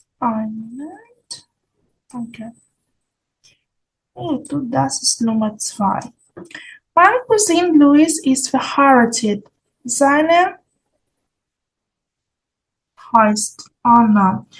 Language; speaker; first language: German; non-native, fluent; Ukrainian